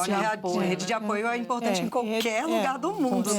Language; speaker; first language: Portuguese; native; Portuguese